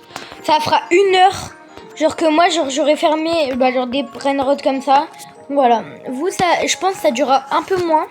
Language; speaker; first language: French; native; French